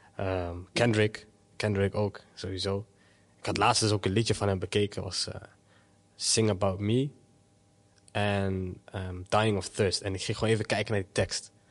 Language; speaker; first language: Dutch; early bilingual, other home language; Somali